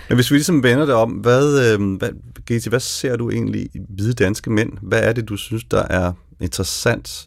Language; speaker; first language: Danish; native; Danish